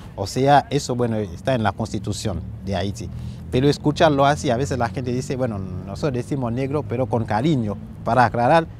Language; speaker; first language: Spanish; non-native, fluent; Haitian Creole